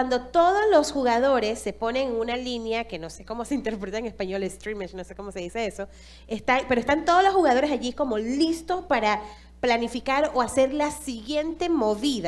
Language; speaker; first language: Spanish; non-native, fluent; English